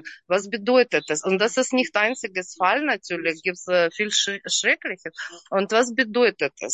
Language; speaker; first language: German; non-native, learner; Russian